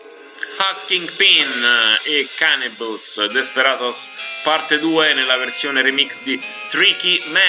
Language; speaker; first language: Italian; native; Italian